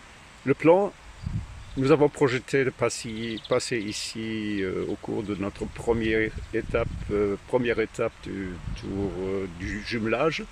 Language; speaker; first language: French; non-native, fluent; German